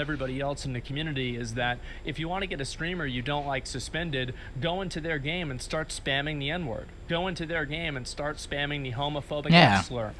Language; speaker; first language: English; native; English